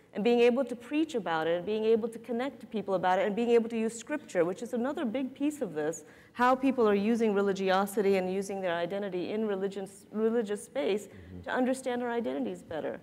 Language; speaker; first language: English; native; English